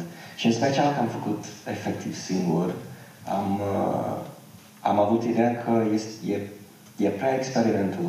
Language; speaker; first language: Romanian; non-native, fluent; English